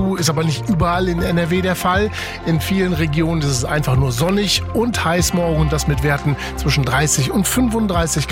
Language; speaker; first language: German; native; German